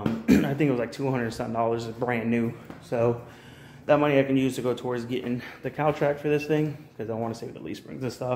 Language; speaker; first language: English; native; English